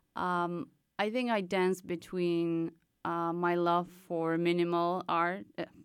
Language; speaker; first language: English; non-native, fluent; Polish